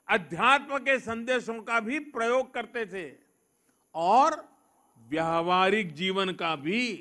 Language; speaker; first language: Hindi; non-native, local second language; Gujarati